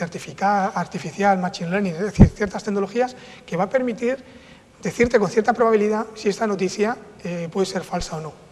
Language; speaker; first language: Spanish; native; Spanish